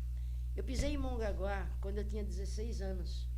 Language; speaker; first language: Portuguese; native; Portuguese